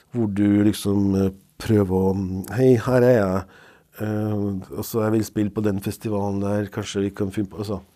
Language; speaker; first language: Norwegian; non-native, fluent; Serbian